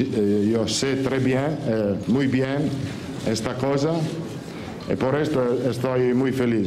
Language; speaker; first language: Spanish; non-native, learner; Italian